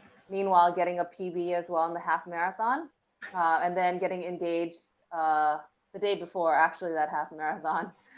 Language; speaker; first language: English; early bilingual, other home language; Thai